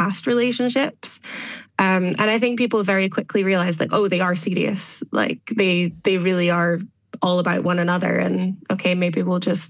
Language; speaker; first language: English; native; English